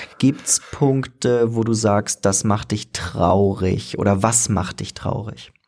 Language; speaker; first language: German; native; German